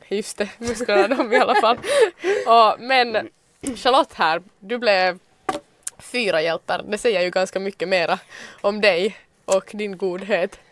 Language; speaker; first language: Swedish; native; Swedish